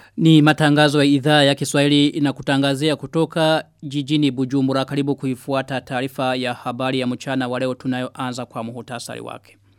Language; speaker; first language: Swahili; non-native, local second language; Rundi